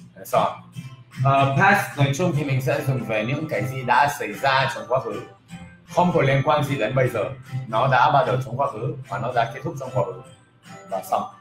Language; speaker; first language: Vietnamese; non-native, fluent; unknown